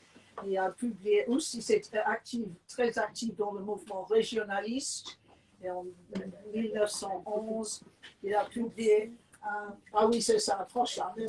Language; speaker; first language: French; non-native, fluent; English